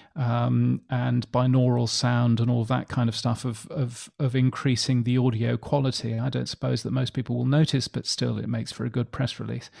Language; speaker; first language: English; native; English